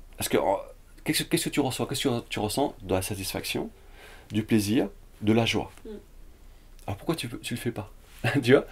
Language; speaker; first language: French; early bilingual, other home language; Vietnamese